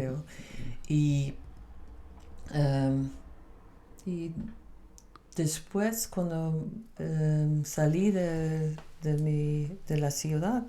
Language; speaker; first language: Spanish; non-native, fluent; Dutch